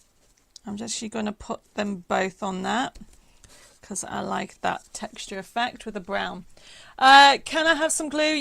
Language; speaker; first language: English; native; English